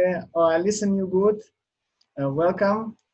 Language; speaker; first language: English; non-native, learner; Russian